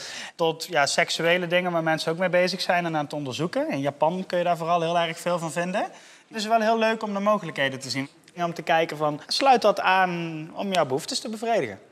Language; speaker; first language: Dutch; native; Dutch